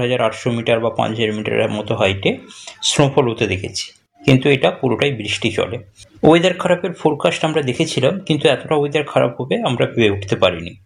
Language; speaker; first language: Bangla; native; Bangla